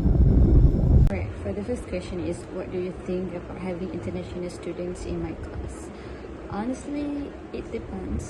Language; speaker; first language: English; non-native, local second language; Malay